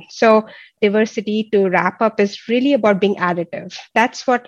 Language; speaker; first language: English; non-native, local second language; Hindi